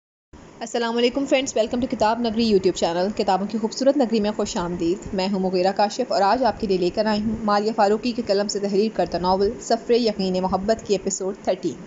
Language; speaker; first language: Urdu; native; Urdu